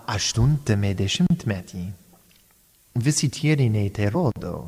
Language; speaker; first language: Lithuanian; non-native, fluent; English